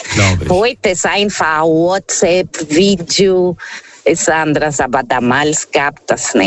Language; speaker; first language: German; non-native, fluent; Portuguese